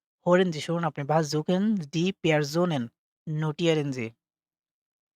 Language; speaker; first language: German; non-native, local second language; Bangla